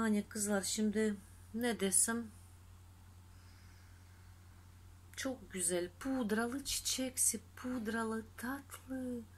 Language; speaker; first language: Turkish; non-native, fluent; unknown